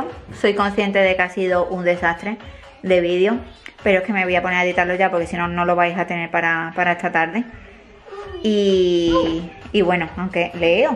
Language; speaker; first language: Spanish; native; Spanish